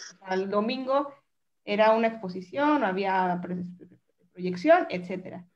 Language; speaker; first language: Spanish; native; Spanish